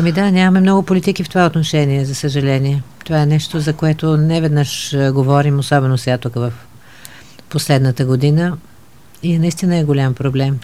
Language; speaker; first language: Bulgarian; native; Bulgarian